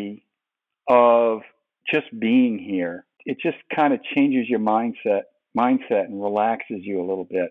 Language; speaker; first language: English; native; English